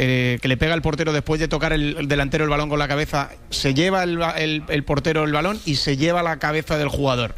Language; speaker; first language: Spanish; native; Spanish